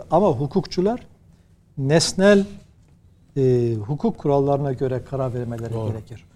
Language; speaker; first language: Turkish; native; Turkish